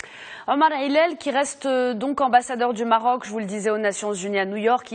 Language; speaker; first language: French; non-native, local second language; Arabic